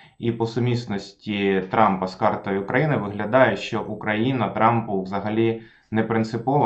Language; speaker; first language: Ukrainian; non-native, local second language; Russian